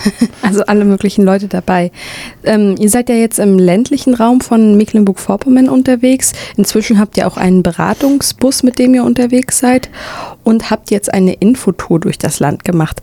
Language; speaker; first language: German; native; German